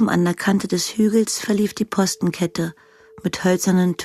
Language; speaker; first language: German; native; German